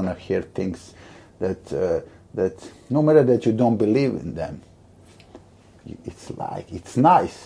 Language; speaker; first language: English; non-native, fluent; Croatian